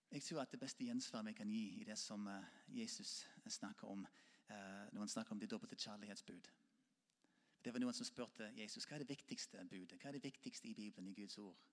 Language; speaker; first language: Norwegian; non-native, fluent; English